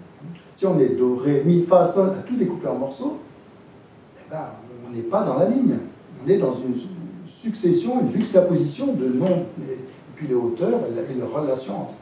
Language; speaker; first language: French; native; French